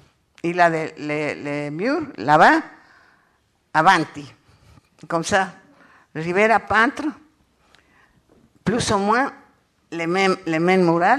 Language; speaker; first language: French; non-native, learner; Spanish